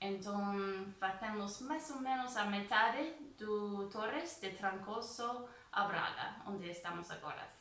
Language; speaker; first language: Portuguese; non-native, fluent; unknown